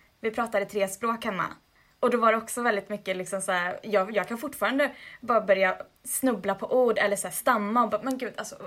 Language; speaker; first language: Swedish; early bilingual, other home language; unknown